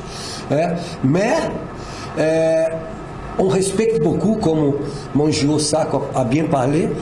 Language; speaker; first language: French; non-native, fluent; Portuguese